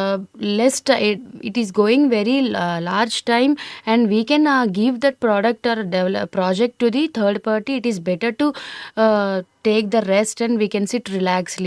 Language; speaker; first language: English; non-native, local second language; Telugu